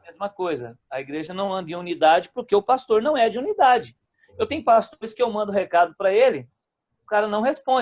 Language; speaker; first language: Portuguese; native; Portuguese